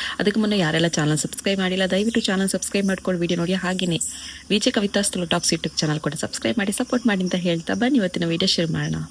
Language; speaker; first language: Kannada; non-native, local second language; Tulu